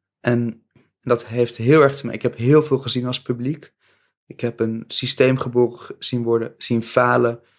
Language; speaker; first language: Dutch; native; Dutch